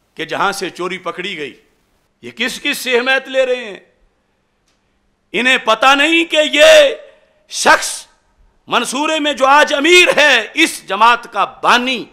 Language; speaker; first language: Urdu; non-native, local second language; Punjabi